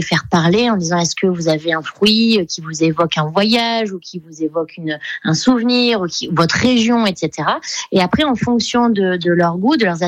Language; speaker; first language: French; native; French